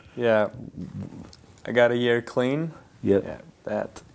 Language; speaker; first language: English; early bilingual, other home language; Yiddish